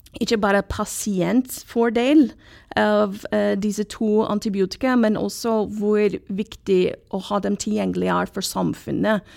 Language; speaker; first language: Norwegian; non-native, fluent; English